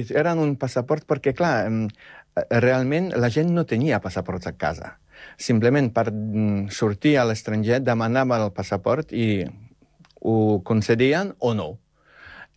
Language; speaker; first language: Catalan; non-native, fluent; Polish